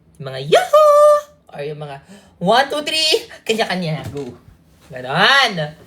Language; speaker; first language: Filipino; non-native, local second language; Cebuano